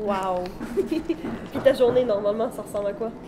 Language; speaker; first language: French; non-native, learner; Spanish